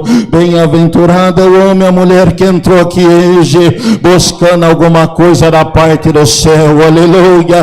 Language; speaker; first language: Portuguese; native; Portuguese